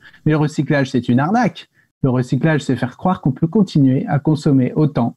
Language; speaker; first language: French; native; French